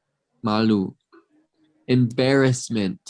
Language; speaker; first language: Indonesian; non-native, fluent; English